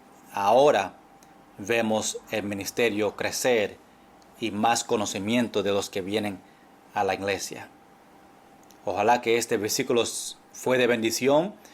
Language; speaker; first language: Spanish; non-native, fluent; English